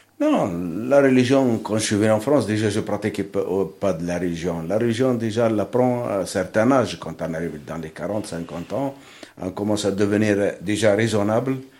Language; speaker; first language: French; non-native, local second language; Arabic